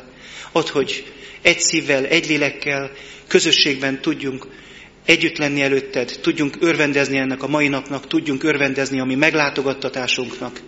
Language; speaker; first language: Hungarian; native; Hungarian